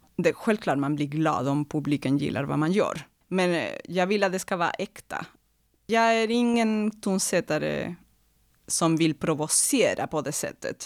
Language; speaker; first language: Swedish; non-native, fluent; Spanish